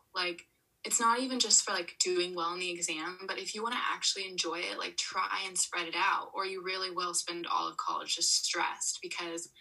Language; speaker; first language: English; native; English